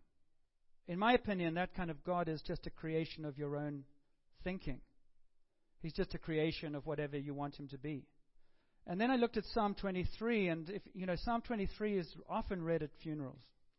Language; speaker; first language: English; native; English